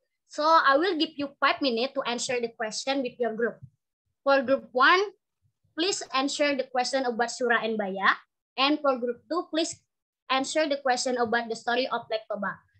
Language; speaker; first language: English; non-native, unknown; Indonesian